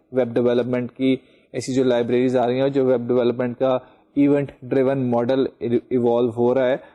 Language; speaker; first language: Urdu; native; Urdu